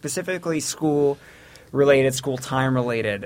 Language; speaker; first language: English; native; English